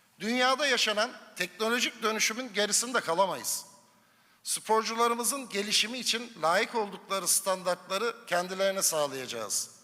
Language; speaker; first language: Turkish; native; Turkish